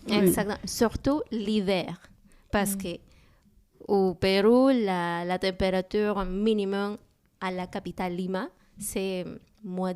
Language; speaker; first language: French; non-native, learner; Spanish